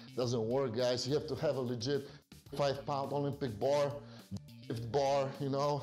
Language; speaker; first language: English; non-native, fluent; Polish